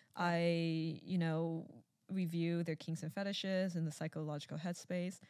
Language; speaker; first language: English; early bilingual, other home language; Chinese